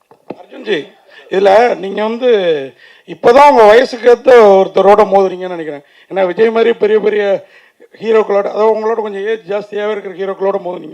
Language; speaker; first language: Tamil; native; Tamil